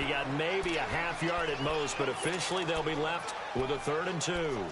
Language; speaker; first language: English; native; English